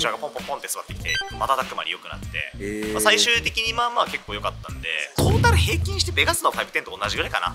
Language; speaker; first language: Japanese; native; Japanese